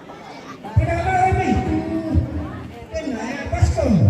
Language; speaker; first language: Indonesian; non-native, local second language; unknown